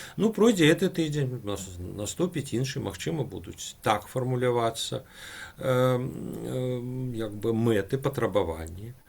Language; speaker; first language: Belarusian; non-native, local second language; Russian